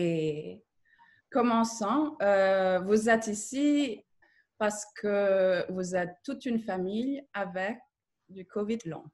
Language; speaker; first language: French; non-native, fluent; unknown